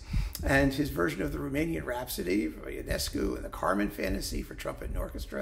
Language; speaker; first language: English; native; English